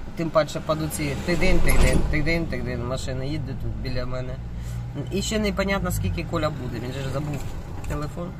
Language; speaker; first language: Ukrainian; non-native, local second language; Russian